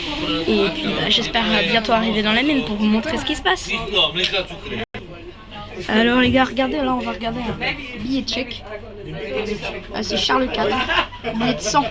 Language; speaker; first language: French; native; French